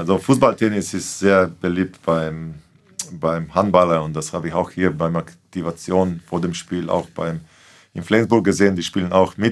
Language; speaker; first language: German; non-native, fluent; Slovenian